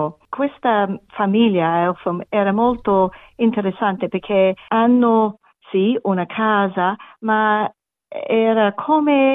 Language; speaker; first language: Italian; non-native, learner; English